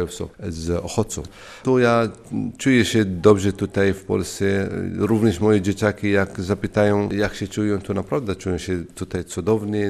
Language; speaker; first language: Polish; non-native, fluent; Arabic